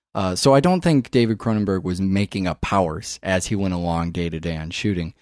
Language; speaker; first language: English; native; English